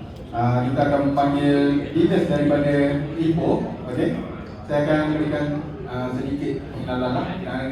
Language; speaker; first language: Malay; native; Malay